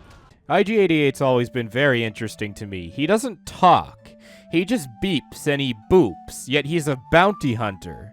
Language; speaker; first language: English; native; English